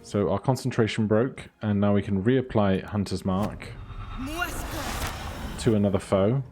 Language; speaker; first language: English; native; English